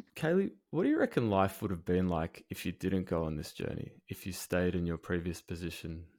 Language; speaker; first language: English; native; English